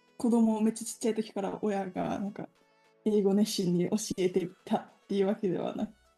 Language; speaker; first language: Japanese; native; Japanese